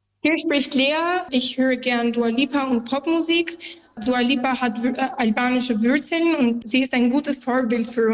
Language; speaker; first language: German; non-native, learner; Albanian